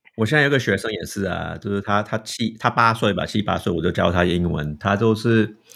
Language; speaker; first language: Chinese; non-native, fluent; English